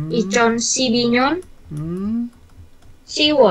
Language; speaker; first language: Korean; non-native, learner; Indonesian